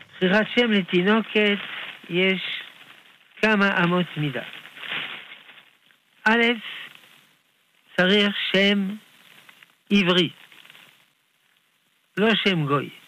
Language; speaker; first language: Hebrew; non-native, fluent; French